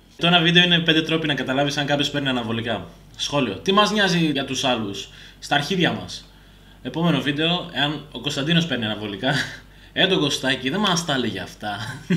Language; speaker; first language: Greek; early bilingual, other home language; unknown